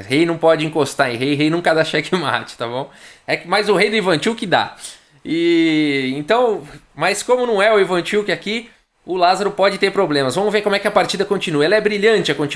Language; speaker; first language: Portuguese; native; Portuguese